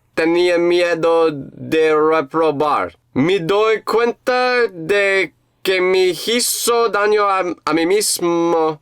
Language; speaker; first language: Spanish; non-native, learner; English